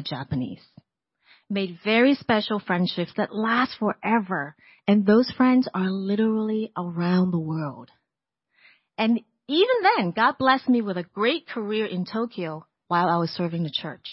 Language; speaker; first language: English; non-native, local second language; Cantonese